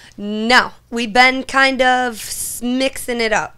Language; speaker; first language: English; native; English